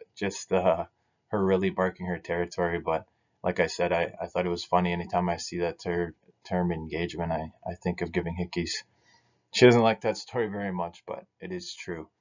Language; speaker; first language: English; native; English